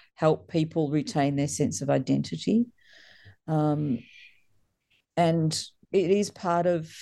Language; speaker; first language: English; native; English